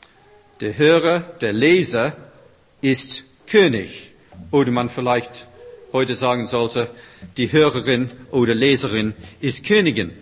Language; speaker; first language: German; non-native, fluent; English